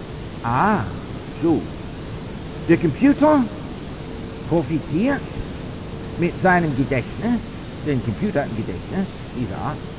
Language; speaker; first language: German; non-native, fluent; English